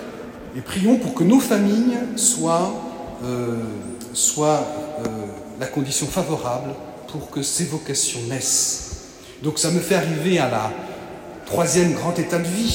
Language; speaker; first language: French; native; French